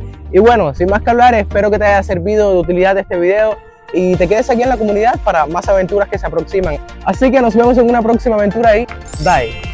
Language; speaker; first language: Spanish; native; Spanish